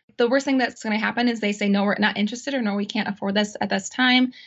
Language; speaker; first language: English; native; English